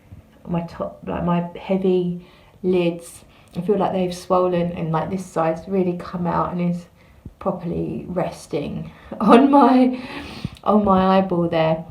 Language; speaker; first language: English; native; English